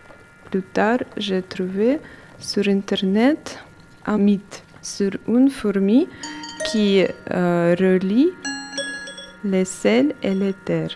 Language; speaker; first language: French; non-native, learner; Russian